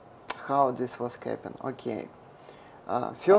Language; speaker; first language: English; non-native, learner; Russian